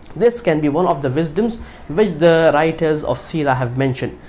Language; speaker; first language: English; non-native, local second language; Urdu